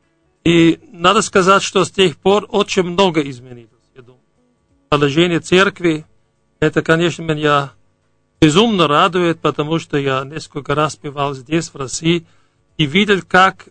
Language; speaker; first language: Russian; non-native, fluent; German